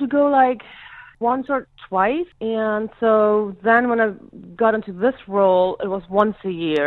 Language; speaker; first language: English; non-native, fluent; German